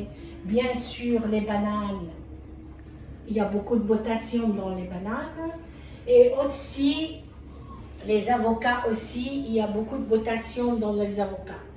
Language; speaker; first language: French; non-native, fluent; Arabic